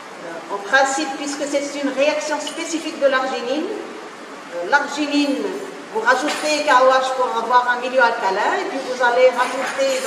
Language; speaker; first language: French; non-native, local second language; Arabic